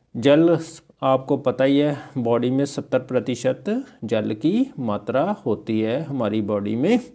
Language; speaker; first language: Hindi; non-native, local second language; Punjabi